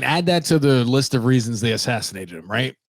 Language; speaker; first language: English; native; English